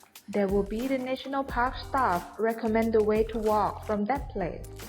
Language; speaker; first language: English; non-native, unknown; Thai